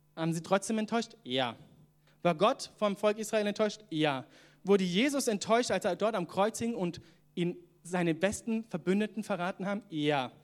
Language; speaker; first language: German; native; German